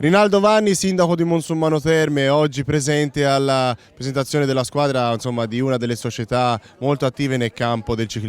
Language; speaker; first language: Italian; native; Italian